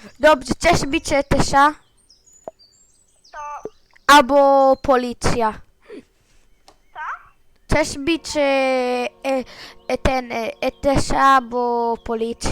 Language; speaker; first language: Polish; early bilingual, heritage; Polish